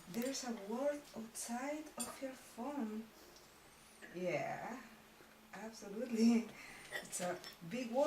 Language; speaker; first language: English; non-native, learner; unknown